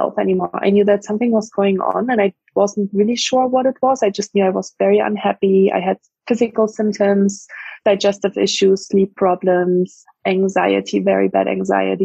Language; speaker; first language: English; non-native, fluent; German